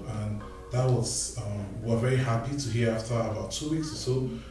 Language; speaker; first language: English; non-native, local second language; Yoruba